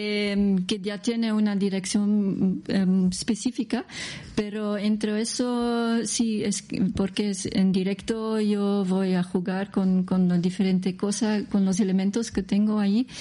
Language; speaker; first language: Spanish; non-native, learner; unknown